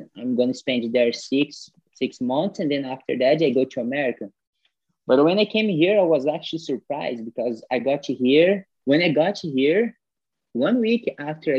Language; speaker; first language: English; non-native, fluent; Portuguese